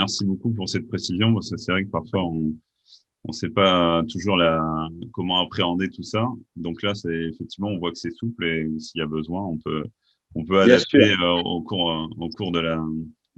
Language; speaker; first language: French; native; French